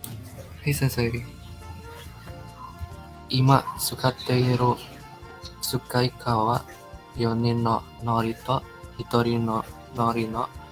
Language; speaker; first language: Japanese; non-native, learner; Indonesian